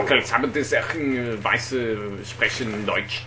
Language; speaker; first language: German; non-native, learner; Portuguese